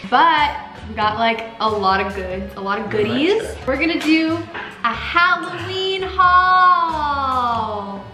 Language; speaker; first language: English; native; English